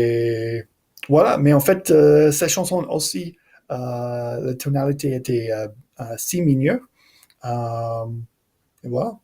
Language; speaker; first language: French; non-native, learner; English